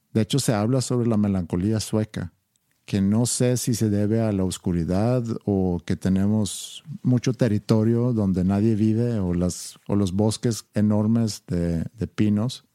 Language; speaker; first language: Spanish; non-native, fluent; Swedish